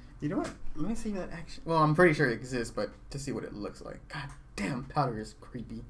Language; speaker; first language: English; native; English